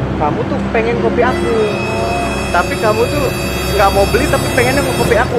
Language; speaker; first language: Indonesian; native; Indonesian